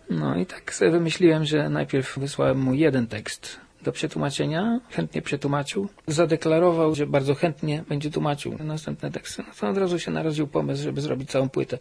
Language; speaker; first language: Polish; native; Polish